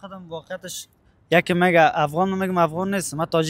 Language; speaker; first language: Persian; native; Persian